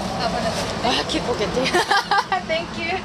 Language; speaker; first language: English; non-native, learner; Korean